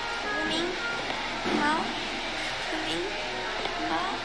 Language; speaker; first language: Korean; non-native, fluent; Chinese